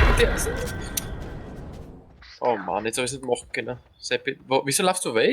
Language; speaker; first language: German; native; German